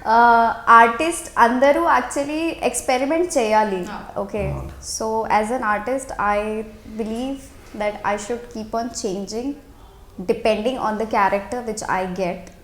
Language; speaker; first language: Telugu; non-native, fluent; Hindi